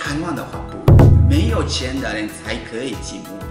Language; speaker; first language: Chinese; non-native, fluent; Japanese